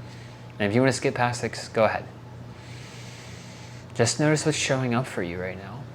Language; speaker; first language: English; native; English